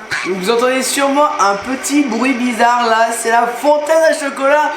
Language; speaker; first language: French; native; French